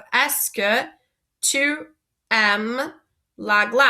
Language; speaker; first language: French; non-native, fluent; English